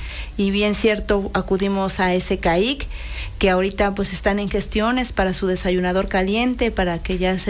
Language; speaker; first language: Spanish; native; Spanish